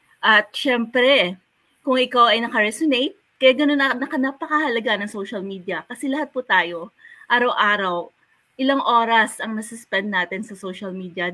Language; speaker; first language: Filipino; native; Filipino